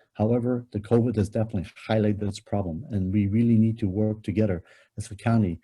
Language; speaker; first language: English; non-native, local second language; Cantonese